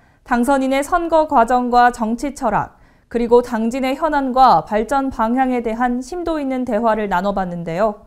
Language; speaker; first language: Korean; native; Korean